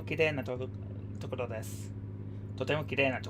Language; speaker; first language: Japanese; non-native, learner; English